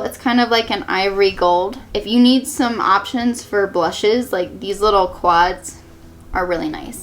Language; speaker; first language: English; native; English